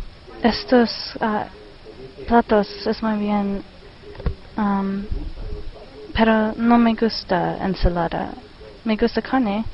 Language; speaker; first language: Spanish; non-native, learner; English